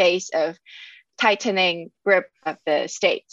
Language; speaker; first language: English; non-native, local second language; Cantonese